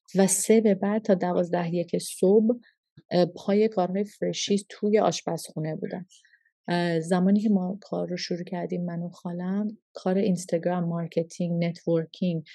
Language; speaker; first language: Persian; early bilingual, heritage; Persian